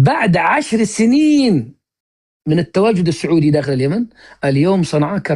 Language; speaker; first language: Arabic; native; Arabic